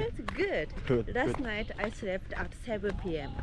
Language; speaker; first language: English; non-native, learner; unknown